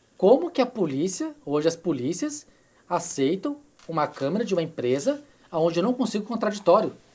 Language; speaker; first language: Portuguese; native; Portuguese